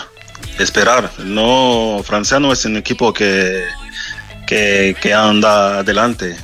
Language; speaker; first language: Spanish; non-native, fluent; French